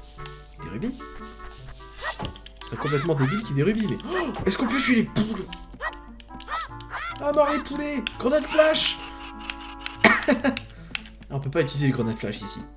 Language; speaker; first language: French; native; French